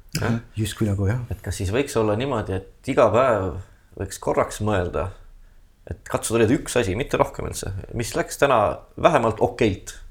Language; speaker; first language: Estonian; non-native, fluent; Dutch